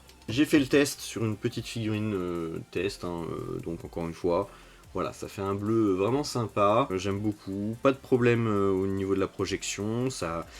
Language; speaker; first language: French; native; French